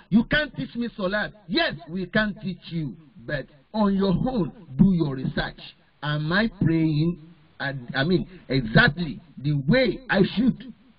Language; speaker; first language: English; non-native, local second language; Yoruba